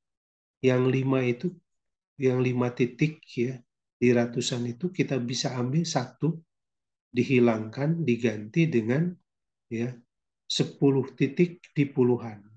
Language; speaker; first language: Indonesian; native; Indonesian